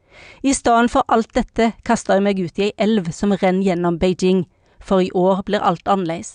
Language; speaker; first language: Norwegian; native; Norwegian